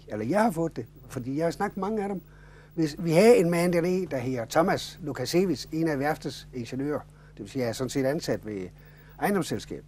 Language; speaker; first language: Danish; native; Danish